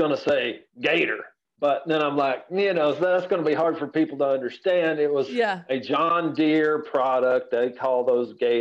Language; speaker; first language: English; native; English